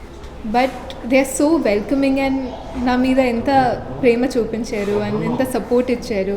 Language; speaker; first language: Telugu; non-native, local second language; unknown